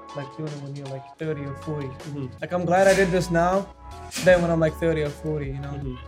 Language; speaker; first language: English; non-native, fluent; Arabic